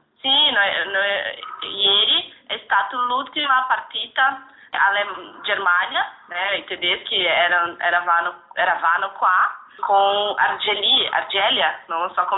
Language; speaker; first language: Italian; non-native, learner; Portuguese